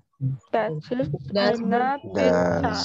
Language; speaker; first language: German; non-native, learner; Indonesian